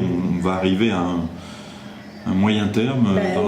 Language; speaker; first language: French; native; French